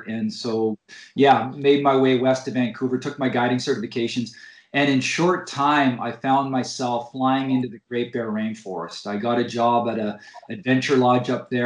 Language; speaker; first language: English; native; English